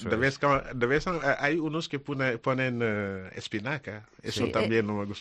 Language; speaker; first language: Spanish; non-native, learner; Wolof